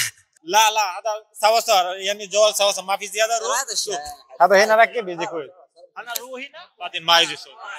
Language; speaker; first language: Arabic; non-native, learner; Bangla